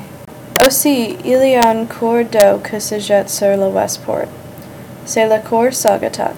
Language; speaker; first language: French; non-native, learner; English